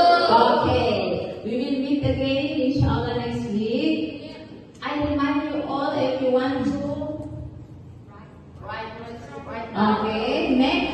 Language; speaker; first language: English; non-native, learner; Indonesian